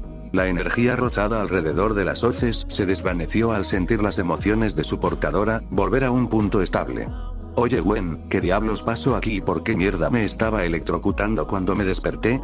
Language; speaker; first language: Spanish; native; Spanish